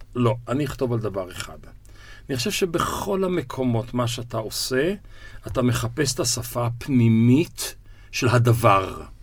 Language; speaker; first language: Hebrew; native; Hebrew